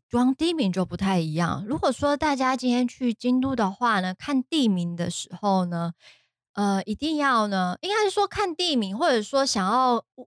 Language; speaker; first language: Chinese; non-native, fluent; Japanese